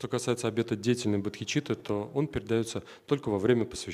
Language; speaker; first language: Russian; native; Russian